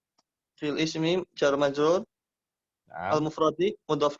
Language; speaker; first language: Arabic; non-native, learner; Indonesian